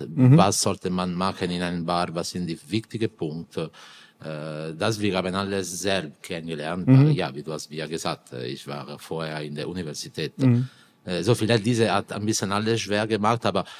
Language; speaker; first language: German; non-native, learner; Italian